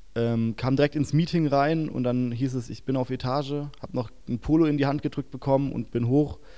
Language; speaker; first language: German; native; German